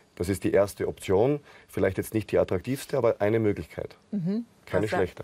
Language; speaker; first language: German; native; German